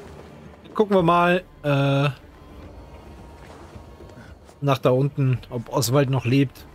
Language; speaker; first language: German; native; German